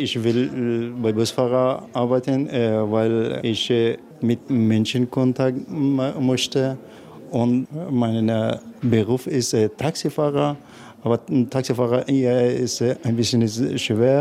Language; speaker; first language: German; non-native, learner; Arabic